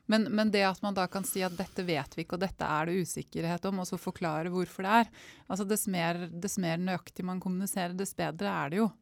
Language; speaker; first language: Norwegian; native; Norwegian